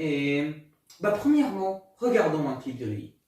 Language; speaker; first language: French; non-native, learner; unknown